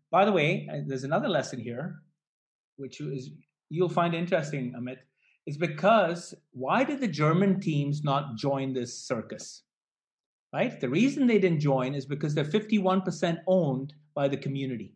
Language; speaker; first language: English; non-native, local second language; Hindi